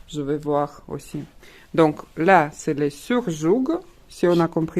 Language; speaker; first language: French; non-native, learner; Russian